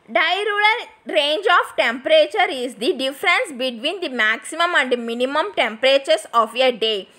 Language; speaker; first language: English; non-native, local second language; Tamil